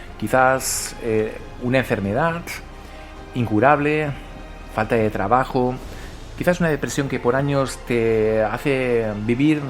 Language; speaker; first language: Spanish; native; Spanish